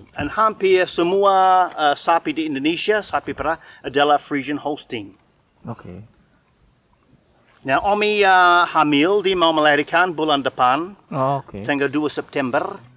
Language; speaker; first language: Indonesian; non-native, fluent; English